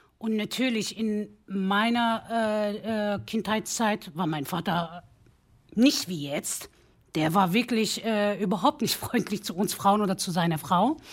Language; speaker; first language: German; early bilingual, other home language; Kurdish